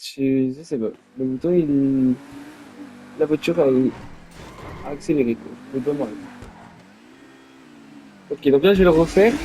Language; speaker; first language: French; native; French